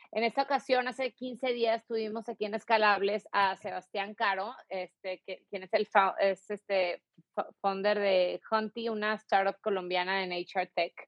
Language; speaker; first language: Spanish; native; Spanish